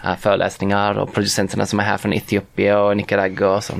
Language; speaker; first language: Swedish; non-native, fluent; English